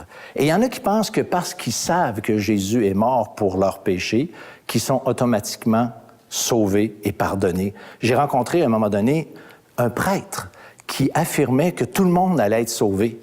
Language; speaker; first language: French; native; French